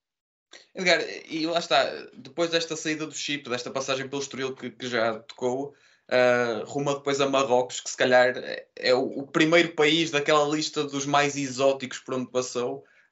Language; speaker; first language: Portuguese; native; Portuguese